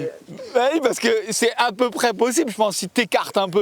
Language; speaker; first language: French; native; French